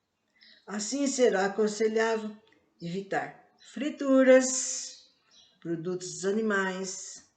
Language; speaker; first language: Portuguese; native; Portuguese